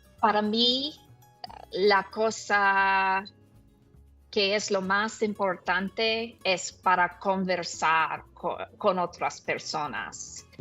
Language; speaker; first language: Spanish; non-native, learner; English